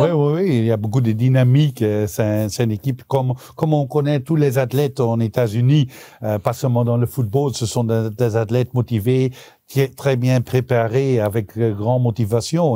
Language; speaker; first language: French; non-native, local second language; Dutch